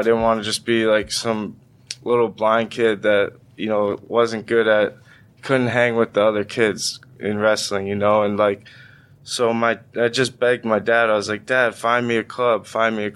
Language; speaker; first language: English; native; English